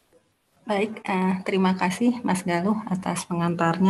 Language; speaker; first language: Indonesian; native; Indonesian